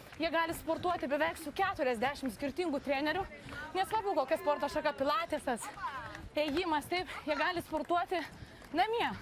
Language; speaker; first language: Lithuanian; native; Lithuanian